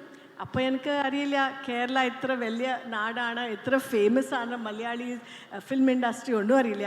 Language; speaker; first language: Malayalam; non-native, local second language; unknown